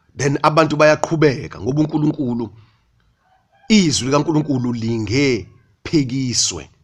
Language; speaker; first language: Zulu; native; Zulu